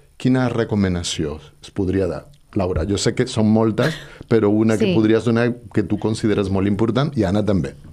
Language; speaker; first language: Catalan; non-native, local second language; Spanish